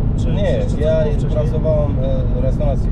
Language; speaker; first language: Polish; non-native, learner; Turkish